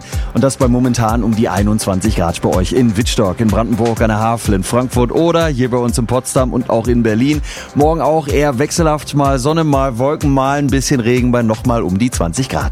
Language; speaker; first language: German; native; German